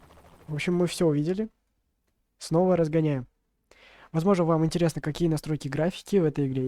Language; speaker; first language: Russian; native; Russian